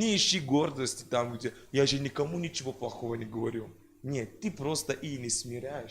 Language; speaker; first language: Russian; non-native, fluent; French